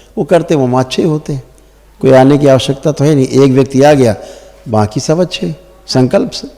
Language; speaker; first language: Hindi; native; Hindi